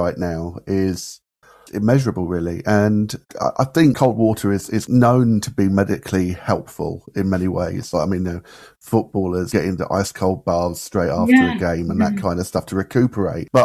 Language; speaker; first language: English; native; English